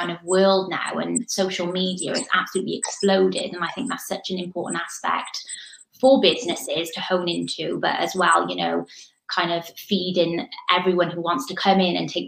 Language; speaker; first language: English; native; English